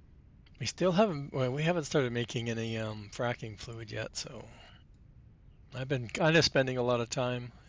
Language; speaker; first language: English; native; English